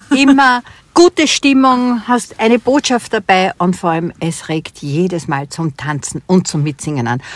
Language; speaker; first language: German; native; German